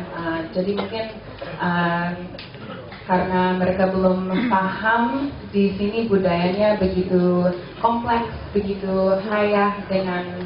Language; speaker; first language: Indonesian; non-native, fluent; English